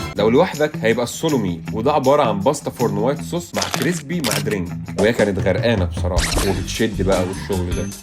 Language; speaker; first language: Arabic; native; Arabic